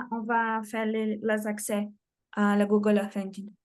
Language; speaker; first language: French; non-native, fluent; Portuguese